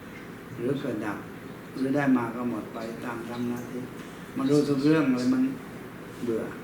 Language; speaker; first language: Thai; native; Thai